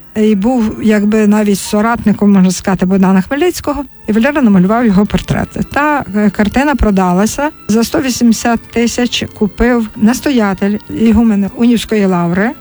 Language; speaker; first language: Ukrainian; native; Ukrainian